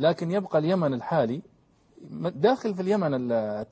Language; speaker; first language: Arabic; native; Arabic